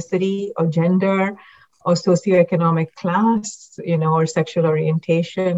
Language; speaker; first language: English; non-native, local second language; Hindi